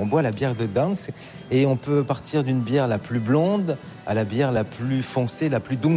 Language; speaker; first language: French; native; French